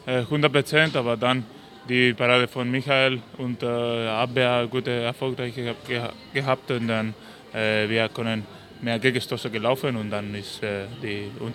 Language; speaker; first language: German; non-native, learner; Spanish